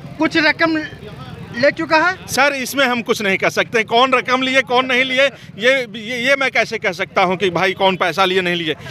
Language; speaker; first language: Hindi; native; Hindi